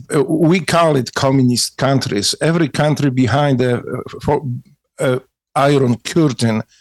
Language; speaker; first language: English; non-native, fluent; Polish